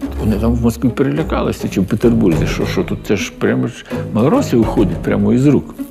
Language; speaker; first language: Ukrainian; native; Ukrainian